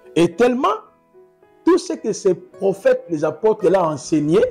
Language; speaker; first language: French; non-native, local second language; Lingala